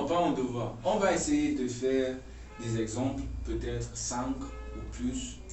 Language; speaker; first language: French; non-native, fluent; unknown